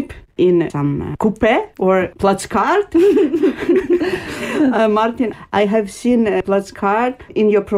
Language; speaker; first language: English; non-native, learner; Ukrainian